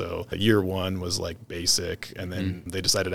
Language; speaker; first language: English; native; English